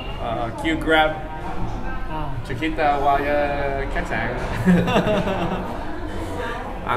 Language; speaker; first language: Vietnamese; early bilingual, heritage; English